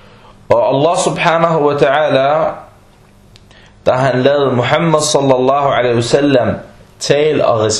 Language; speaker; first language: Danish; non-native, fluent; Arabic